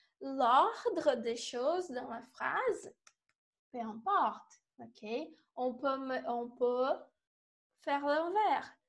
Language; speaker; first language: French; non-native, fluent; Portuguese